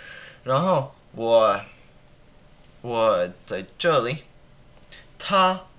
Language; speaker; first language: Chinese; non-native, learner; English